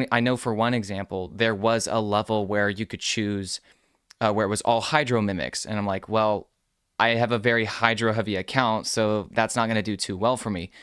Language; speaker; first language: English; native; English